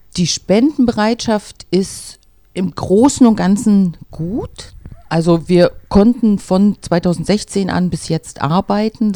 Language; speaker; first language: German; native; German